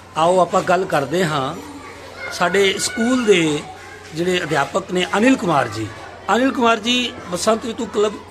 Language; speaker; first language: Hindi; non-native, local second language; Punjabi